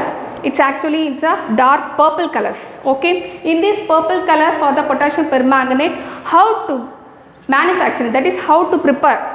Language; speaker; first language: English; non-native, local second language; Tamil